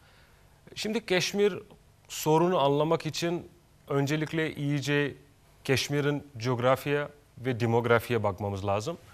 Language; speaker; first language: Turkish; non-native, fluent; Kashmiri